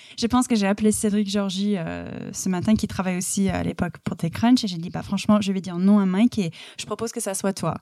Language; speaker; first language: French; non-native, fluent; English